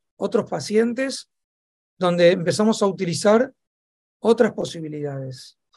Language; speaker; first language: Spanish; native; Spanish